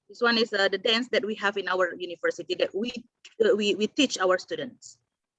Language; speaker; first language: English; non-native, fluent; Indonesian